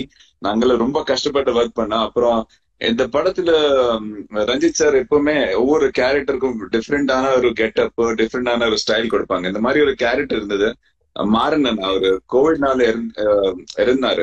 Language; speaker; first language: Tamil; non-native, fluent; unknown